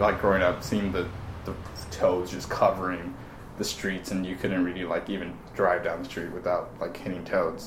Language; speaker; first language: English; native; English